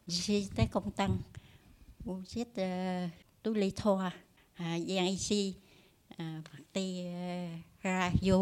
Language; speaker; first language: French; non-native, learner; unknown